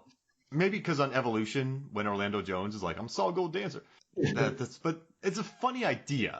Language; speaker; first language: English; native; English